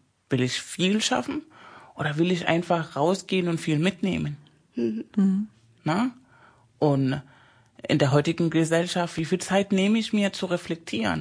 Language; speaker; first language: German; non-native, fluent; Spanish